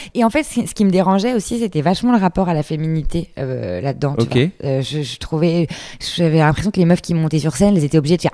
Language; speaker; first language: French; native; French